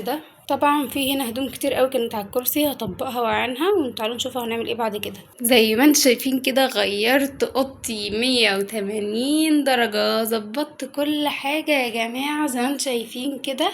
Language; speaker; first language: Arabic; native; Arabic